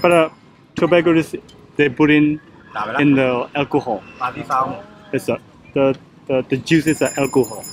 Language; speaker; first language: English; non-native, fluent; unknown